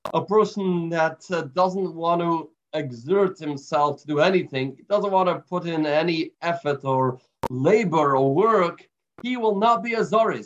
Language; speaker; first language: English; native; English